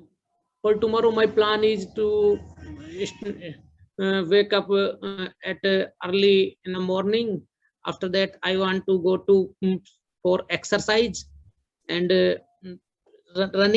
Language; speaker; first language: English; non-native, learner; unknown